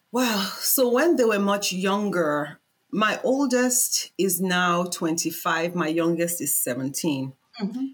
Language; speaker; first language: English; non-native, local second language; Yoruba